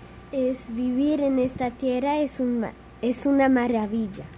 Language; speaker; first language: Spanish; early bilingual, heritage; Spanish